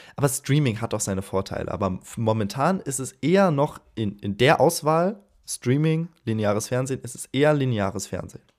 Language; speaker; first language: German; native; German